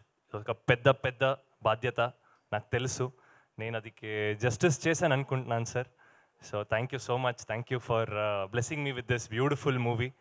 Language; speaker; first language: Telugu; non-native, learner; Kannada